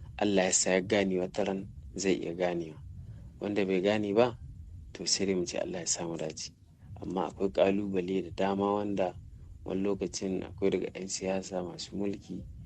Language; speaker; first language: Hausa; native; Hausa